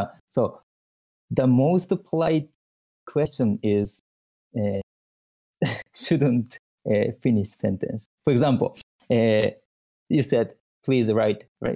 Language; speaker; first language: English; non-native, learner; Japanese